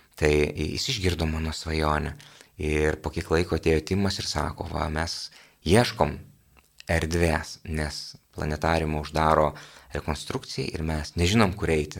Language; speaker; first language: Lithuanian; native; Lithuanian